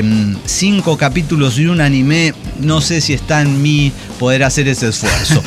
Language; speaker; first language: Spanish; native; Spanish